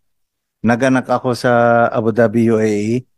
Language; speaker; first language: Filipino; non-native, learner; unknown